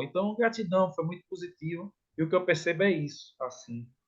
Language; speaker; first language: Portuguese; native; Portuguese